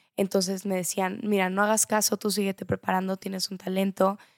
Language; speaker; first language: Spanish; native; Spanish